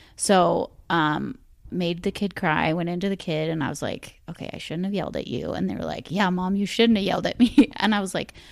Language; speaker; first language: English; native; English